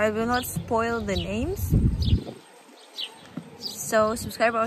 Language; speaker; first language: English; non-native, fluent; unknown